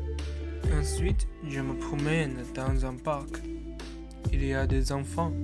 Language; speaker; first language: French; non-native, learner; Chinese